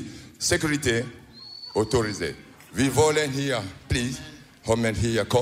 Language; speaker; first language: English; non-native, learner; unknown